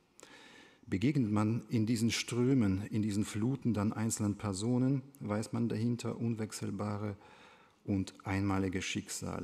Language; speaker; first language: German; non-native, fluent; Ukrainian